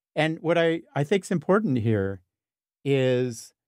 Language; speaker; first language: English; native; English